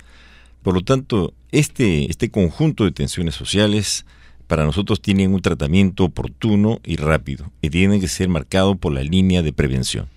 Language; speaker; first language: Spanish; native; Spanish